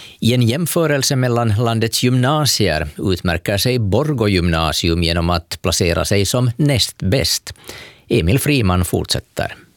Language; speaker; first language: Swedish; native; Swedish